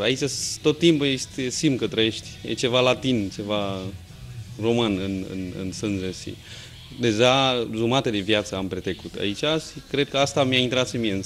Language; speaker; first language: Romanian; non-native, fluent; Vietnamese